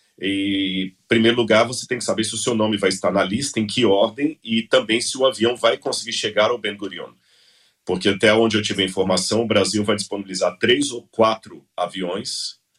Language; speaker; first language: Portuguese; native; Portuguese